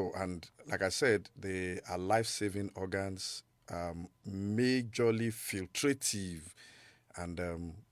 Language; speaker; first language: English; non-native, local second language; Yoruba